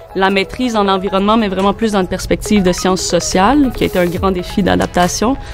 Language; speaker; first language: French; native; French